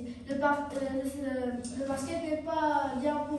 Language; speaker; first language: French; non-native, learner; Arabic